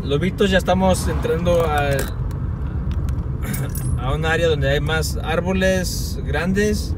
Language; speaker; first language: Spanish; early bilingual, heritage; Spanish